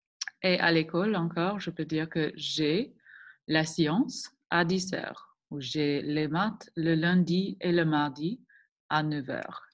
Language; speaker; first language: French; non-native, fluent; English